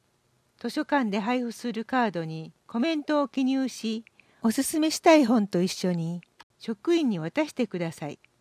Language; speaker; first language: Japanese; native; Japanese